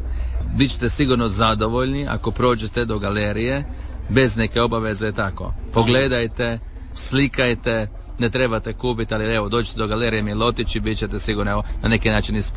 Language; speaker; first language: Serbian; native; Serbian